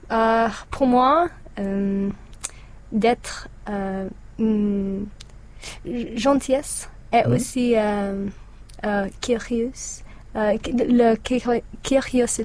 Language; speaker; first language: French; non-native, learner; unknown